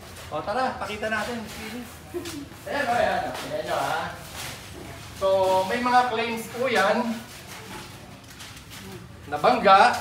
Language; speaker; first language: Filipino; native; Filipino